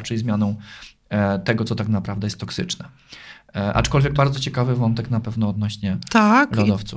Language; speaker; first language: Polish; native; Polish